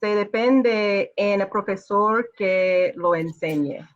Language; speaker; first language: Spanish; non-native, fluent; English